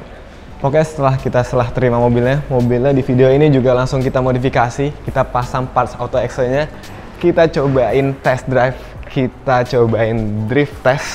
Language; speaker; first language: Indonesian; native; Indonesian